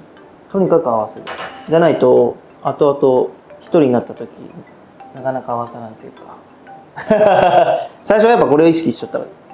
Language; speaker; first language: Japanese; native; Japanese